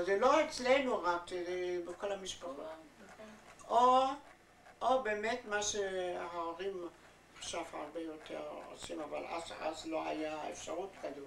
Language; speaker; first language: Hebrew; non-native, fluent; German